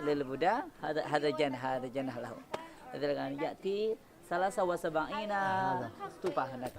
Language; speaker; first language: Arabic; non-native, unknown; Indonesian